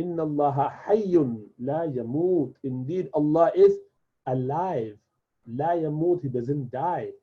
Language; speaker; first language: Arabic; non-native, fluent; Urdu